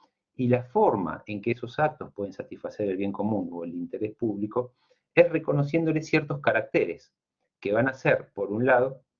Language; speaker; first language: Spanish; native; Spanish